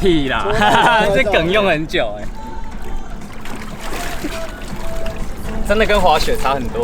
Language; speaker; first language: Chinese; native; Chinese